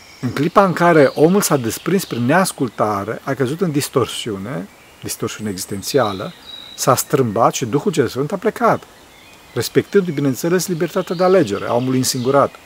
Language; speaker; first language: Romanian; early bilingual, heritage; Romanian